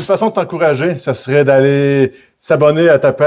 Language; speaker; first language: French; native; French